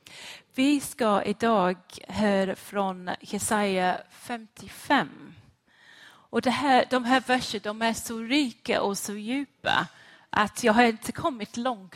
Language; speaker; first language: Swedish; non-native, fluent; English